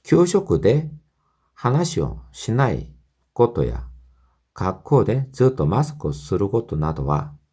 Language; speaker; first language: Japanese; non-native, fluent; Korean